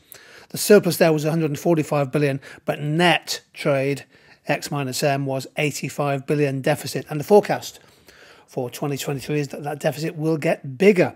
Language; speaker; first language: English; native; English